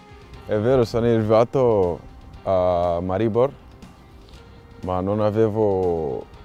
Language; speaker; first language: Italian; non-native, fluent; French